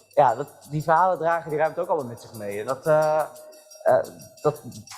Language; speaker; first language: Dutch; native; Dutch